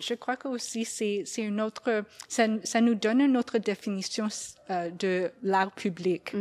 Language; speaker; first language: French; non-native, fluent; English